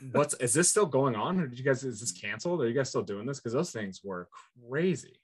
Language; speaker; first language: English; native; English